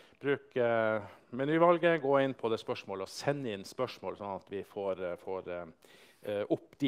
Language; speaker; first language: Norwegian; native; Norwegian